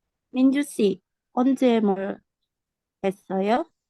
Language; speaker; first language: Korean; non-native, learner; Indonesian